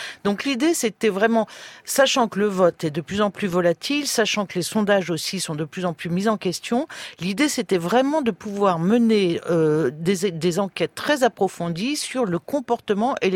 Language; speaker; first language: French; native; French